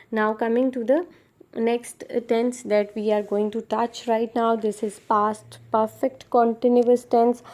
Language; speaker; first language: English; non-native, local second language; Urdu